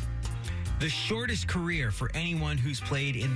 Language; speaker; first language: English; native; English